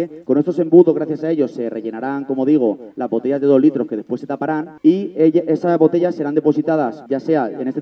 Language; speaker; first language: Spanish; native; Spanish